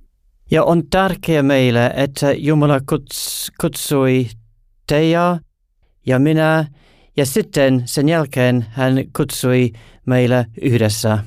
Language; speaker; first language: Finnish; non-native, learner; English